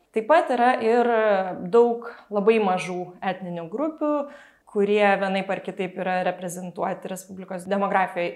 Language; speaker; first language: Lithuanian; native; Lithuanian